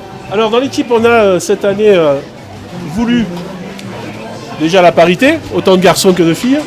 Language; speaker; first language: French; native; French